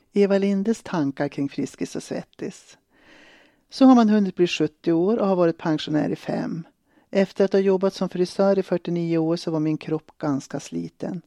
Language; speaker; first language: Swedish; native; Swedish